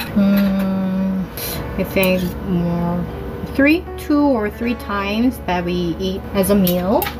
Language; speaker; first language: English; non-native, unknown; Korean